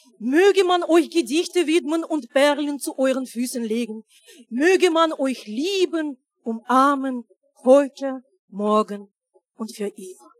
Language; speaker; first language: German; non-native, fluent; Russian